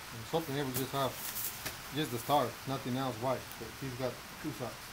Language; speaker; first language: English; non-native, learner; Spanish